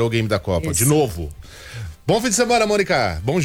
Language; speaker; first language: Portuguese; native; Portuguese